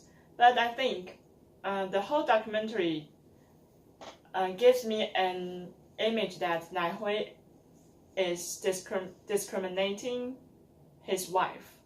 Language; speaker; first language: English; non-native, learner; Chinese